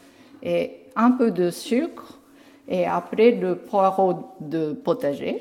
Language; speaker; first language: French; non-native, learner; Japanese